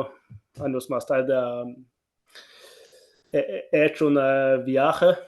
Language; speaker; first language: Spanish; non-native, fluent; Norwegian